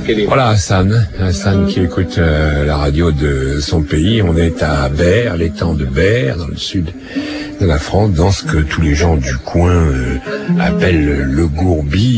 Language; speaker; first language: French; native; French